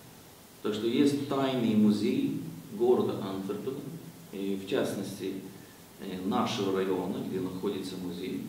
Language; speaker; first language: Russian; non-native, fluent; Swedish